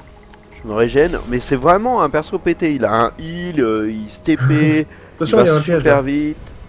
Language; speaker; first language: French; native; French